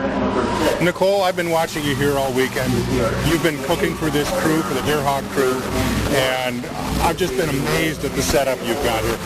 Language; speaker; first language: English; native; English